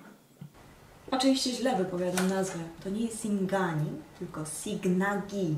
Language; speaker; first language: Polish; native; Polish